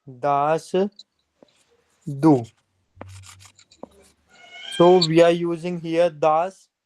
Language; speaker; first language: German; non-native, fluent; Hindi